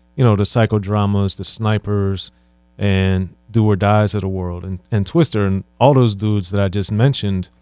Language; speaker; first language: English; native; English